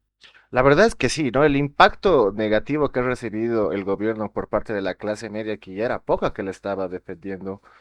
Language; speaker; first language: Spanish; native; Spanish